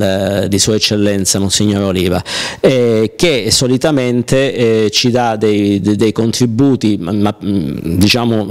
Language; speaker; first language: Italian; native; Italian